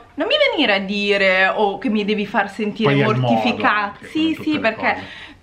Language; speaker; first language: Italian; native; Italian